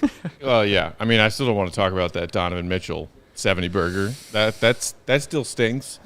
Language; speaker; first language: English; native; English